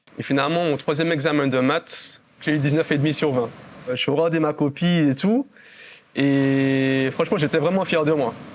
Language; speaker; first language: French; native; French